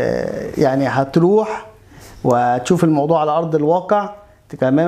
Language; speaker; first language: Arabic; native; Arabic